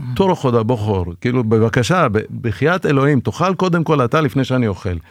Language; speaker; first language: Hebrew; early bilingual, other home language; Persian